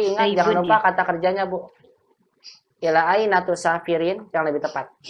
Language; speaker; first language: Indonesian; native; Indonesian